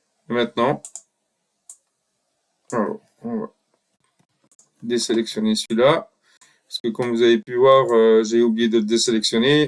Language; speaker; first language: French; native; French